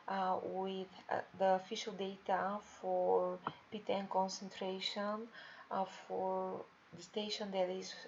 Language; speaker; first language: English; non-native, fluent; Bulgarian